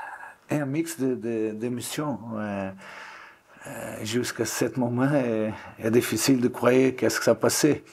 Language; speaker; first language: French; non-native, learner; Portuguese